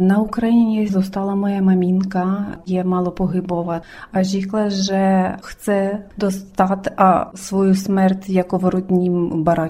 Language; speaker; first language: Czech; early bilingual, other home language; Ukrainian